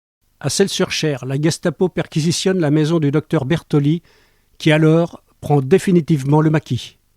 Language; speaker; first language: French; native; French